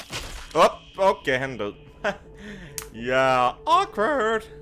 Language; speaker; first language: Danish; native; Danish